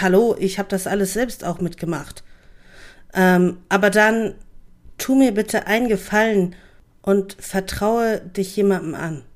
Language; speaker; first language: German; native; German